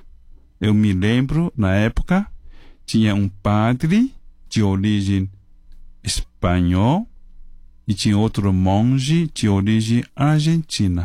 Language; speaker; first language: Portuguese; non-native, fluent; Chinese